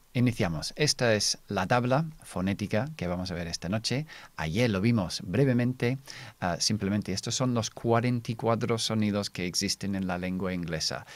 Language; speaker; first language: Spanish; non-native, fluent; English